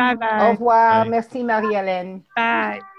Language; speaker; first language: French; non-native, fluent; English